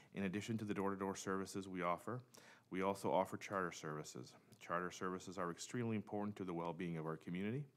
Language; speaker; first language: English; non-native, local second language; French